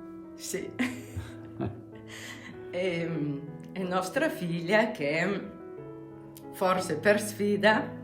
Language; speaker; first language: Italian; non-native, fluent; Bulgarian